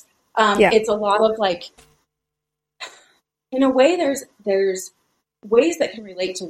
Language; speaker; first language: English; native; English